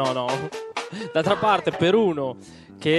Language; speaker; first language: Italian; native; Italian